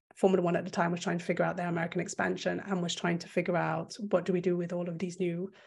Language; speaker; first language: English; non-native, fluent; French